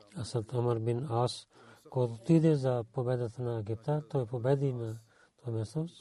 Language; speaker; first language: Bulgarian; non-native, learner; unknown